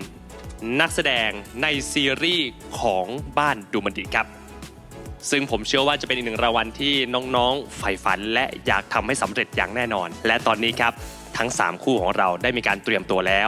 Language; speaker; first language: Thai; native; Thai